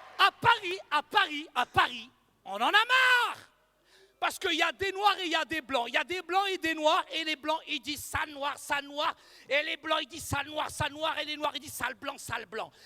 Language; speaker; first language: French; early bilingual, other home language; Arabic